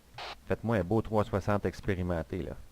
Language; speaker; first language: French; native; French